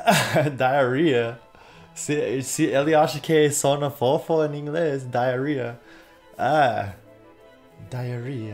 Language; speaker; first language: Portuguese; non-native, learner; English